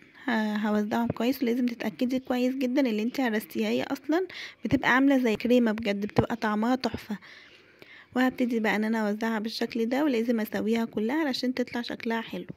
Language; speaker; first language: Arabic; native; Arabic